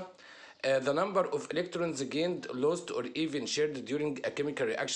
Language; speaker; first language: English; non-native, fluent; Arabic